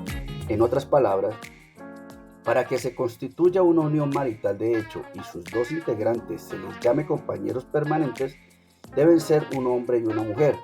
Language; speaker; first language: Spanish; native; Spanish